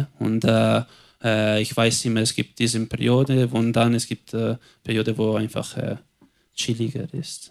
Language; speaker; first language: German; non-native, local second language; Italian